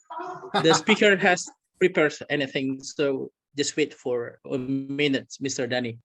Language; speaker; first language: English; non-native, local second language; Indonesian